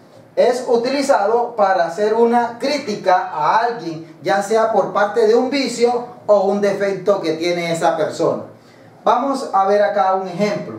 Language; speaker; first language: Spanish; native; Spanish